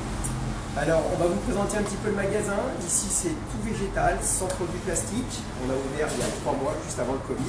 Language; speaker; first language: French; native; French